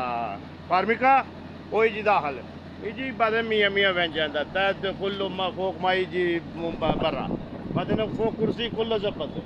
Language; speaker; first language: Arabic; non-native, learner; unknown